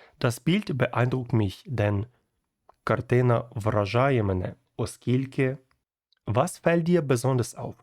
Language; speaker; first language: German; non-native, fluent; Ukrainian